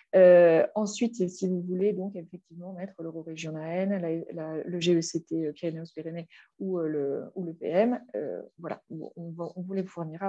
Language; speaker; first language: French; native; French